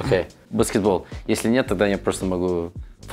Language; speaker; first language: Russian; early bilingual, heritage; Russian